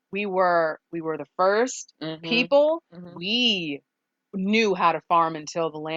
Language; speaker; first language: English; native; English